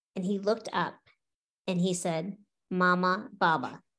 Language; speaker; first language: English; native; English